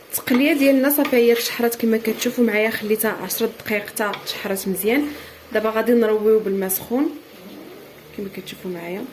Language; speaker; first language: Arabic; native; Arabic